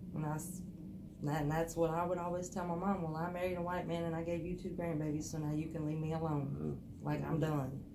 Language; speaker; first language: English; native; English